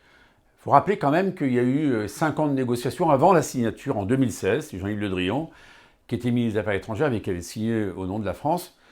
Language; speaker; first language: French; native; French